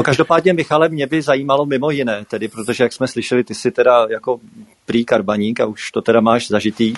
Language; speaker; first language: Czech; native; Czech